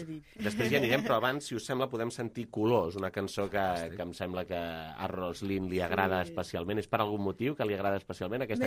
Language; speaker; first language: Catalan; native; Catalan